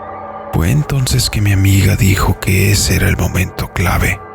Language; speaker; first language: Spanish; native; Spanish